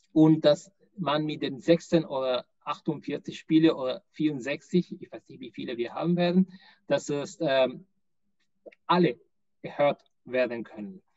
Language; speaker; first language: German; non-native, fluent; Spanish